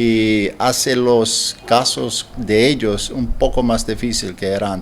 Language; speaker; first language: Spanish; non-native, learner; English